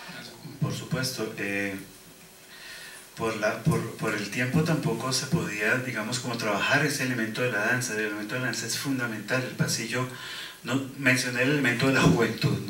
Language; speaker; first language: Spanish; native; Spanish